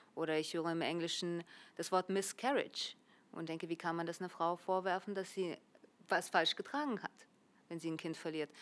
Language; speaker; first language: German; early bilingual, other home language; Russian